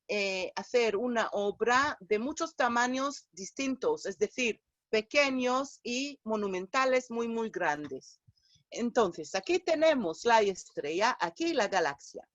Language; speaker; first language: Spanish; non-native, fluent; Hebrew